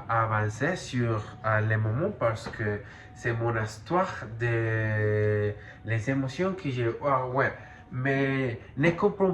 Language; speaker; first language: French; non-native, learner; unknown